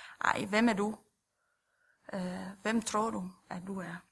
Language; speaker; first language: Danish; non-native, fluent; Romanian